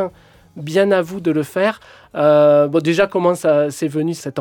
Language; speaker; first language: French; native; French